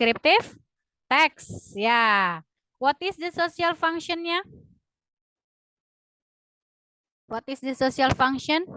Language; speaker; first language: English; non-native, learner; Indonesian